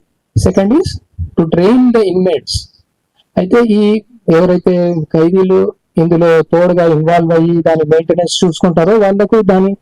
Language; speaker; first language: Telugu; native; Telugu